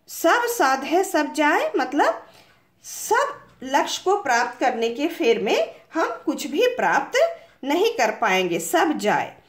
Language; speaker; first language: Hindi; native; Hindi